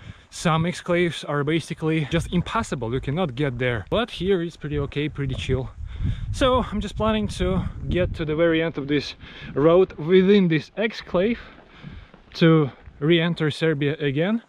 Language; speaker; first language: English; non-native, fluent; Russian